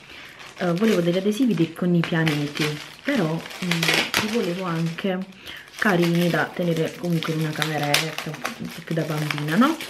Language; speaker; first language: Italian; native; Italian